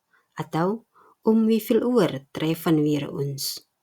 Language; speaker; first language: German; non-native, fluent; Indonesian